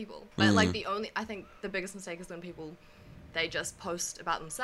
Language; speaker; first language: English; native; English